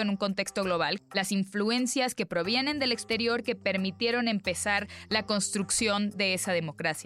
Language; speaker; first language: Spanish; native; Spanish